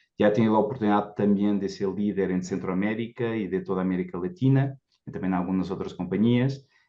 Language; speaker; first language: Spanish; non-native, fluent; Portuguese